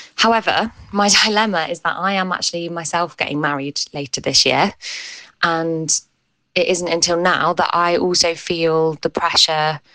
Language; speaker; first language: English; native; English